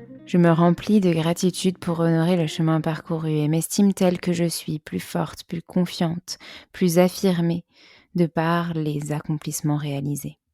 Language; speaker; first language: French; native; French